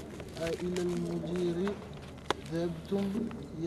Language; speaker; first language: Arabic; non-native, learner; French